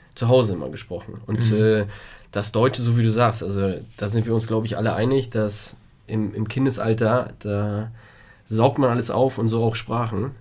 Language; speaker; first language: German; early bilingual, other home language; Polish